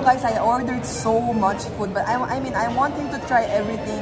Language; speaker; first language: English; non-native, local second language; Korean